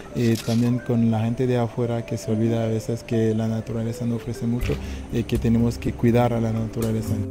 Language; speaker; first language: Spanish; non-native, learner; French